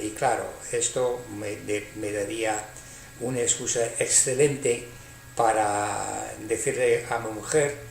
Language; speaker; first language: Spanish; non-native, fluent; English